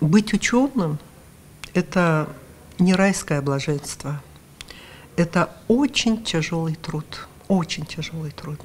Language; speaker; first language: Russian; non-native, local second language; Karachay-Balkar